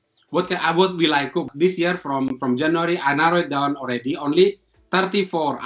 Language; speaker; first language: English; non-native, fluent; Indonesian